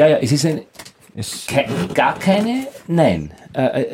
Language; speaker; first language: German; native; German